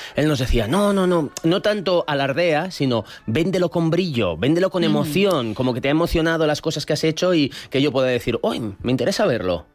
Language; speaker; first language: Spanish; native; Spanish